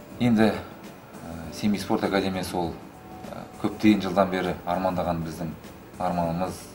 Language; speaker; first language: Kazakh; native; Kazakh